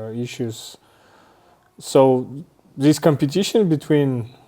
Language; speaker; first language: English; non-native, fluent; Russian